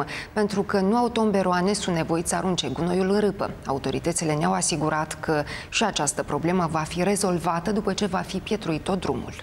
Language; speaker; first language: Romanian; native; Romanian